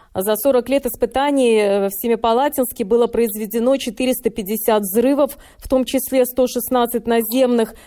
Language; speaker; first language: Russian; native; Russian